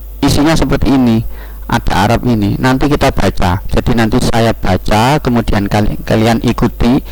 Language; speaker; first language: Indonesian; non-native, local second language; Javanese